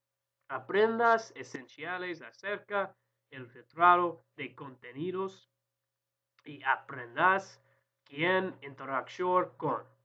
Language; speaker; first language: Spanish; non-native, learner; English